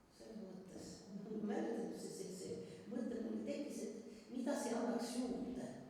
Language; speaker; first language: Estonian; non-native, fluent; French